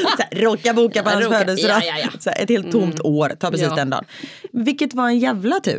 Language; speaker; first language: Swedish; native; Swedish